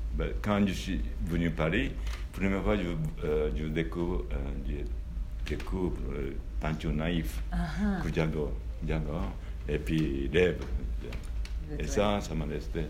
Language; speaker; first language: French; non-native, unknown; Japanese